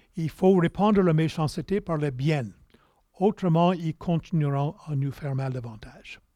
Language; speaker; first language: French; non-native, local second language; English